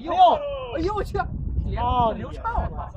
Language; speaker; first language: Chinese; native; Chinese